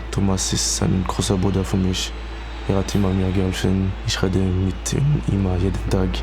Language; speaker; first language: German; non-native, learner; French